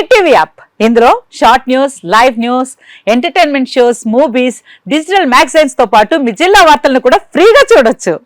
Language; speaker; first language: Telugu; native; Telugu